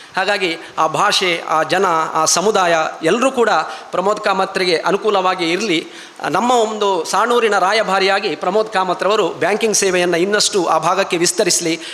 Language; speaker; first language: Kannada; non-native, local second language; Tulu